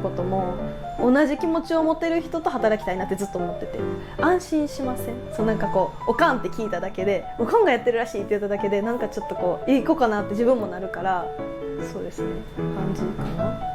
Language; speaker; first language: Japanese; native; Japanese